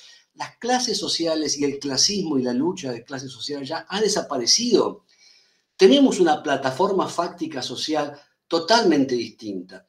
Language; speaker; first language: Spanish; native; Spanish